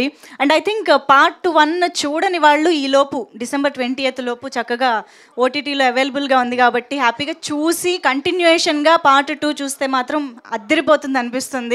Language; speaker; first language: Telugu; native; Telugu